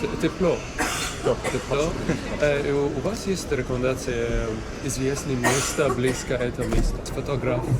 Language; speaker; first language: Russian; non-native, learner; Arabic